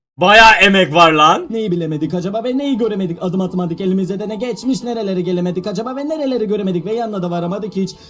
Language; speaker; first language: Turkish; native; Turkish